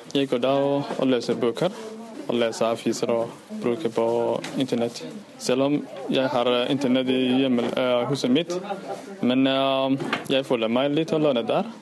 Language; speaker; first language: Norwegian; non-native, learner; Somali